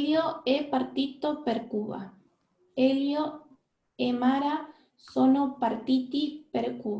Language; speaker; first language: Italian; non-native, learner; Spanish